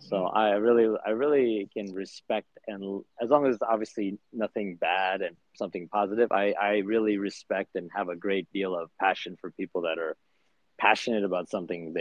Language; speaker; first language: English; native; English